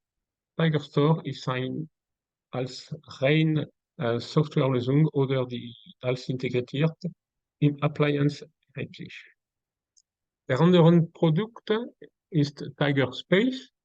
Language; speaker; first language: German; non-native, learner; French